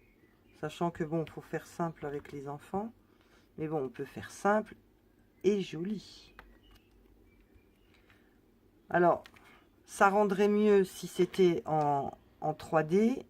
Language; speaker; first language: French; native; French